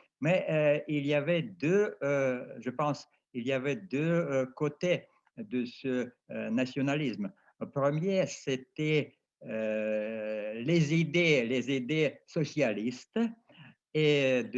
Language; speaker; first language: French; non-native, fluent; Russian